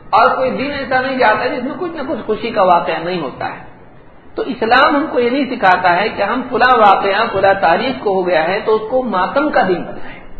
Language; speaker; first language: Urdu; native; Urdu